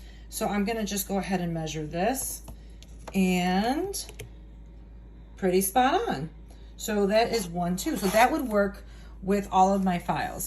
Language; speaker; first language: English; native; English